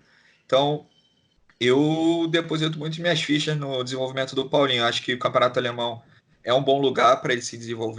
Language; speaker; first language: Portuguese; native; Portuguese